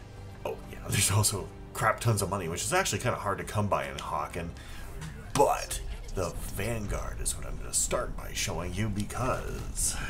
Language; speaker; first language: English; native; English